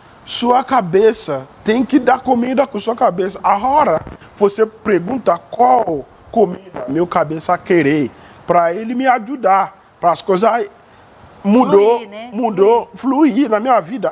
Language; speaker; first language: Portuguese; non-native, learner; Yoruba